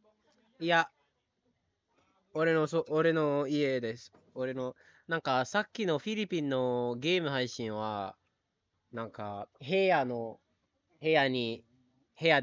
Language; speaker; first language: Japanese; non-native, learner; Filipino